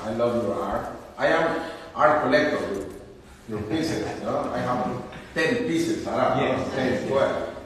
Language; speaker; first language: English; non-native, learner; Spanish